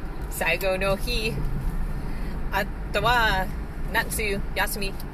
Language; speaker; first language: Japanese; non-native, learner; English